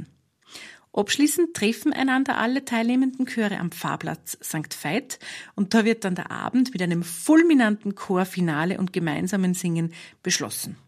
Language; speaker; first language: German; native; German